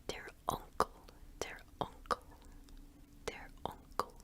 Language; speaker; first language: German; non-native, learner; English